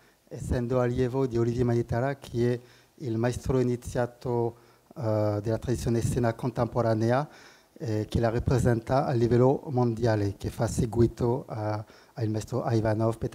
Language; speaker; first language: Italian; non-native, fluent; French